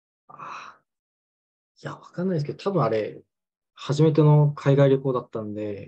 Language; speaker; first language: Japanese; non-native, fluent; Korean